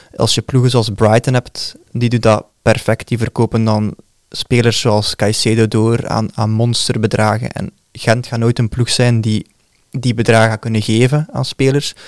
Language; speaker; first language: Dutch; native; Dutch